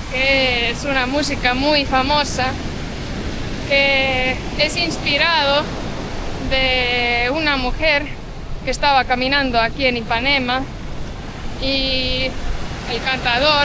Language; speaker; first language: Spanish; non-native, fluent; Estonian